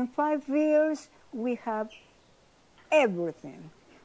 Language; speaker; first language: English; non-native, learner; Spanish